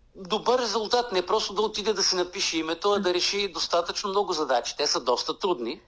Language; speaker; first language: Bulgarian; native; Bulgarian